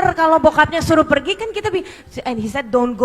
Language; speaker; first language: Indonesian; native; Indonesian